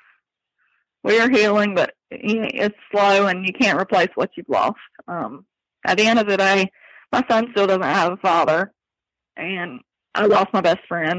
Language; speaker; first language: English; native; English